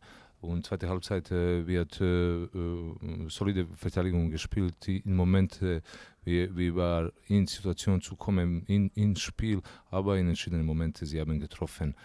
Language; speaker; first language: German; non-native, learner; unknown